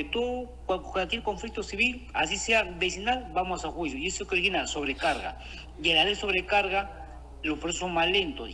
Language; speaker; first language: Spanish; native; Spanish